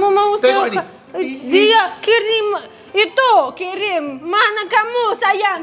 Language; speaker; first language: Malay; non-native, learner; Russian